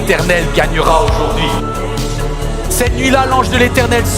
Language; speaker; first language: French; native; French